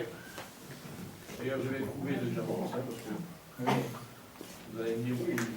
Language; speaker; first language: French; native; French